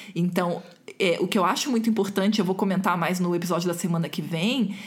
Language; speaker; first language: Portuguese; non-native, fluent; German